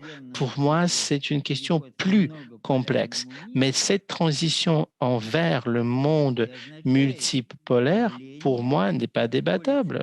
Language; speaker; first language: French; non-native, fluent; Russian